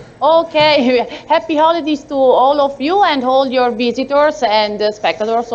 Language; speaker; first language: English; non-native, learner; Italian